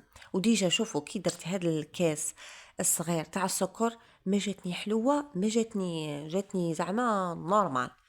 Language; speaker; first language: Arabic; native; Arabic